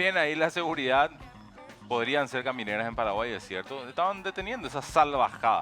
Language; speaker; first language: Spanish; native; Spanish